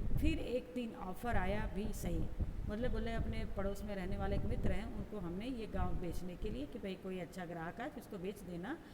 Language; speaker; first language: Hindi; non-native, local second language; Gujarati